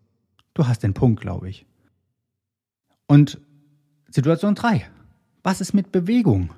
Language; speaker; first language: German; native; German